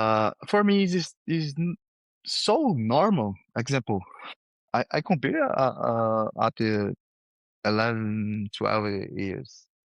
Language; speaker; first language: English; non-native, learner; Portuguese